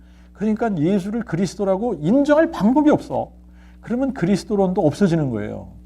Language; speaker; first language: Korean; native; Korean